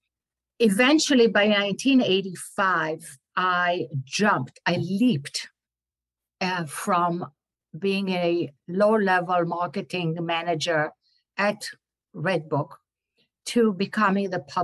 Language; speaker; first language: English; non-native, fluent; Hebrew